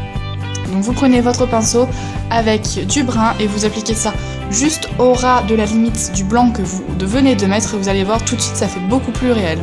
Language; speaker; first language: French; native; French